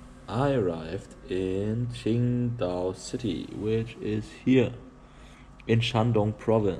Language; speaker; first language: English; non-native, fluent; German